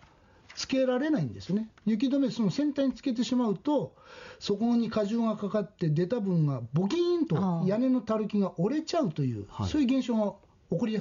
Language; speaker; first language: Japanese; native; Japanese